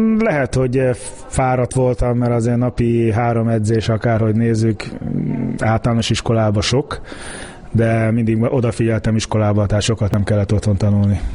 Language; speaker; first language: Hungarian; early bilingual, heritage; Hungarian